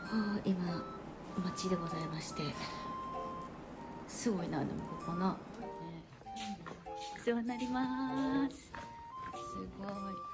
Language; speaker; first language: Japanese; native; Japanese